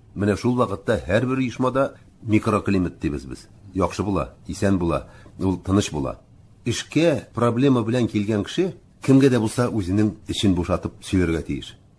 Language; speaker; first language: Tatar; native; Tatar